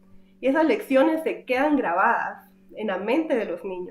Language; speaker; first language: Spanish; native; Spanish